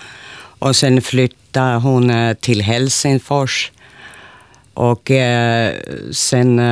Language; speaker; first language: Swedish; non-native, local second language; Finnish